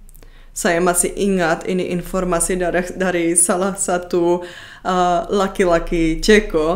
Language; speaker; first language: Indonesian; non-native, fluent; Czech